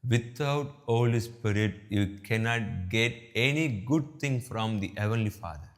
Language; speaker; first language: English; non-native, local second language; Tamil